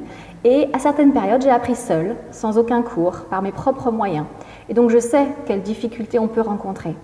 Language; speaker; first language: French; native; French